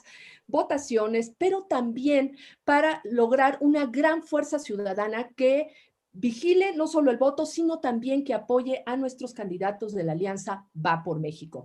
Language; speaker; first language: Spanish; native; Spanish